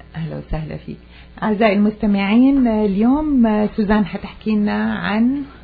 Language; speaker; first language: Arabic; native; Arabic